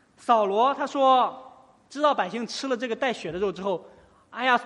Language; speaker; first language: Chinese; native; Chinese